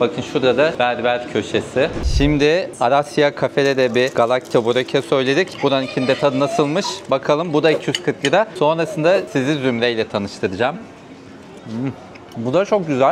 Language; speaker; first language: Turkish; native; Turkish